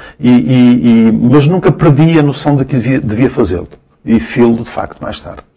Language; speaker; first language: Portuguese; early bilingual, other home language; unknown